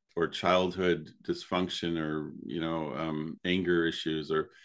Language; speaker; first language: English; native; English